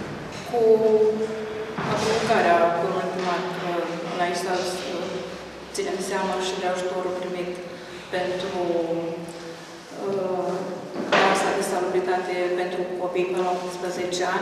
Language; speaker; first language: Romanian; native; Romanian